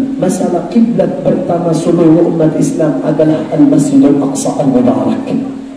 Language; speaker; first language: Indonesian; non-native, fluent; Arabic